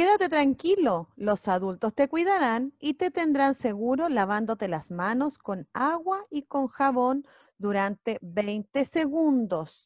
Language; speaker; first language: Spanish; native; Spanish